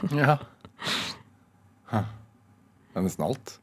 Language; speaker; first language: Norwegian; native; Norwegian